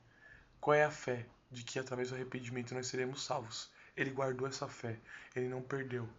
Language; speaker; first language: Portuguese; native; Portuguese